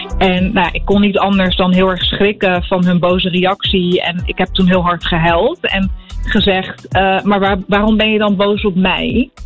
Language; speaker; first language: Dutch; early bilingual, other home language; Arabic